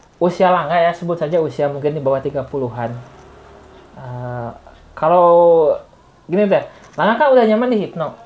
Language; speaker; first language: Indonesian; non-native, local second language; Sundanese